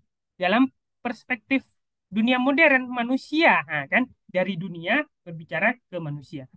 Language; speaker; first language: Indonesian; native; Indonesian